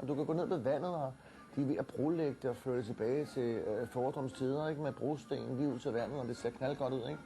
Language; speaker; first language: Danish; native; Danish